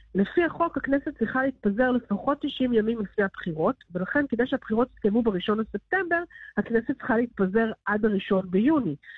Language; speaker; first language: Hebrew; native; Hebrew